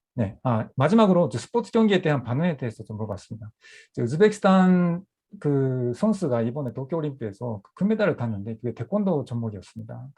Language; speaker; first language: Korean; non-native, fluent; Japanese